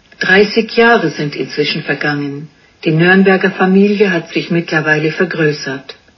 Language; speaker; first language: German; native; German